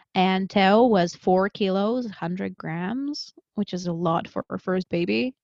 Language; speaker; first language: English; early bilingual, other home language; Russian